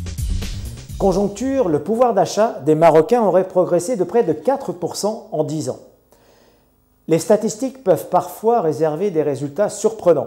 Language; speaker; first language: French; non-native, local second language; Arabic